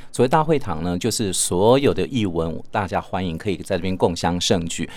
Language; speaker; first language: Chinese; native; Chinese